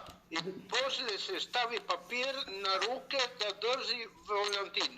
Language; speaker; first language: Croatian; non-native, learner; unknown